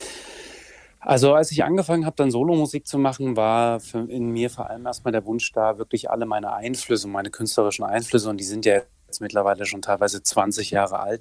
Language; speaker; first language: German; native; German